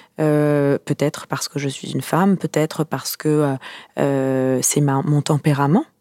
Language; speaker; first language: French; native; French